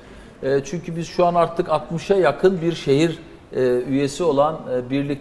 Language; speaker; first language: Turkish; native; Turkish